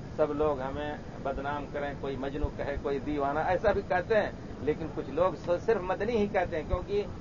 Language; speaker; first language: Urdu; native; Urdu